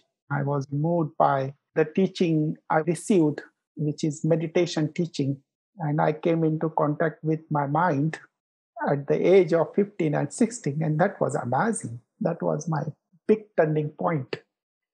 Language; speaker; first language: English; non-native, local second language; Marathi